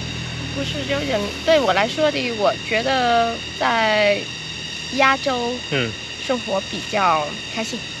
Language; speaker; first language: Chinese; non-native, learner; Vietnamese